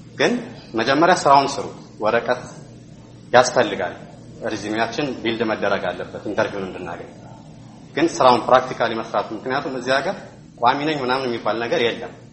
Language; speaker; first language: Amharic; native; Amharic